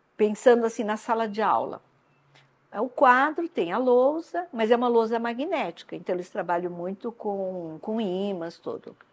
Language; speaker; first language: Portuguese; non-native, local second language; Japanese